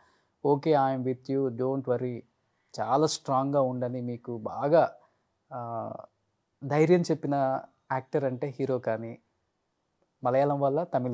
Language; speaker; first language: Telugu; native; Telugu